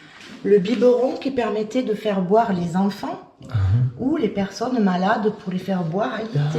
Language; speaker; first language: French; native; French